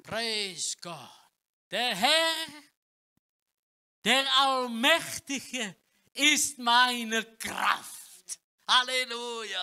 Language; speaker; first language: German; non-native, learner; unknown